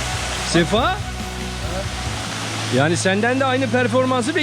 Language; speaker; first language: Turkish; early bilingual, heritage; Turkish